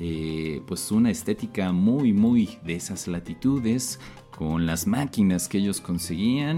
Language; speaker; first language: Spanish; native; Spanish